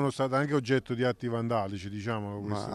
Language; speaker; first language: Italian; native; Italian